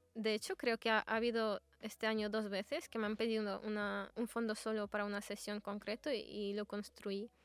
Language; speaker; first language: Spanish; non-native, fluent; Russian